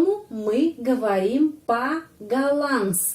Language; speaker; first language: Russian; non-native, fluent; Indonesian